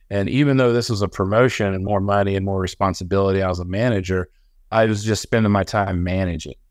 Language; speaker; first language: English; native; English